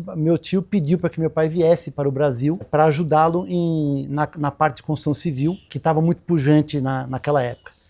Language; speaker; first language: Portuguese; native; Portuguese